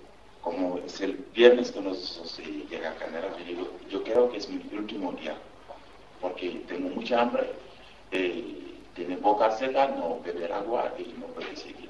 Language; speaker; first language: Spanish; non-native, learner; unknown